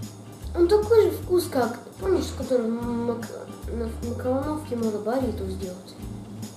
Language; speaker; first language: Russian; early bilingual, heritage; Russian